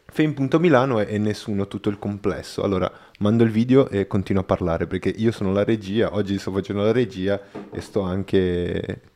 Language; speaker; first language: Italian; non-native, fluent; Portuguese